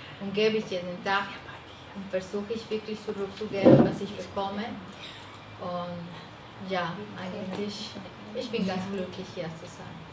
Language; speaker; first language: German; non-native, fluent; Spanish